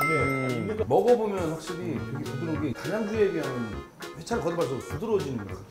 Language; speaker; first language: Korean; native; Korean